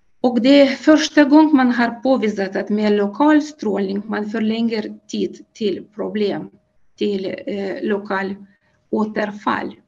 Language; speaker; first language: Swedish; non-native, fluent; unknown